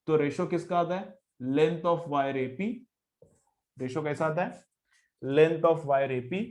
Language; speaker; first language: Hindi; non-native, local second language; Marathi